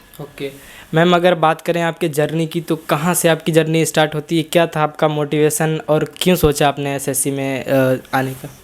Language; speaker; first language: Hindi; native; Hindi